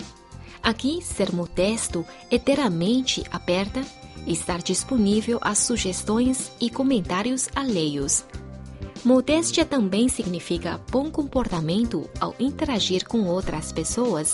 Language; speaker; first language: Portuguese; non-native, fluent; Chinese